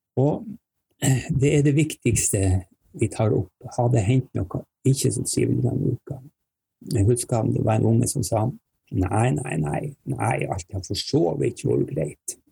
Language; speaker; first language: Norwegian; native; Norwegian